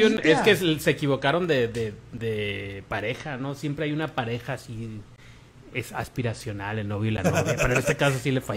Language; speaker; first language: Spanish; native; Spanish